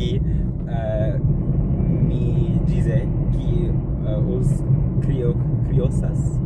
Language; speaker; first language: Portuguese; non-native, learner; English